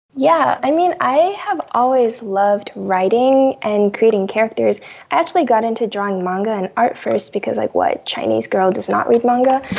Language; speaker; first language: English; early bilingual, other home language; Chinese